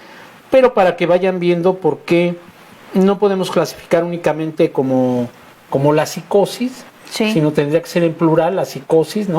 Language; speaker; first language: Spanish; native; Spanish